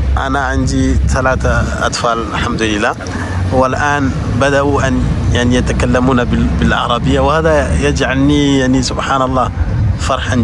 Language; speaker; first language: Arabic; non-native, fluent; French